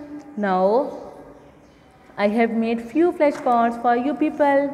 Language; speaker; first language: English; non-native, local second language; Urdu